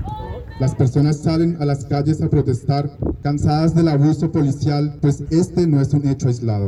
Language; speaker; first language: Spanish; native; Spanish